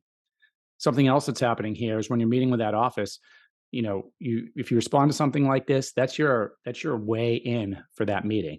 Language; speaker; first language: English; native; English